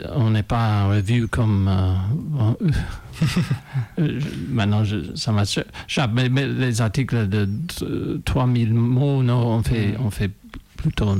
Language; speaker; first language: French; non-native, fluent; English